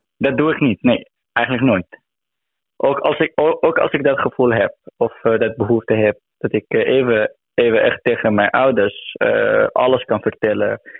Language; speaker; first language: Dutch; non-native, learner; Arabic